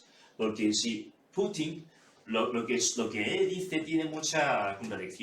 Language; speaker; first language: Spanish; non-native, fluent; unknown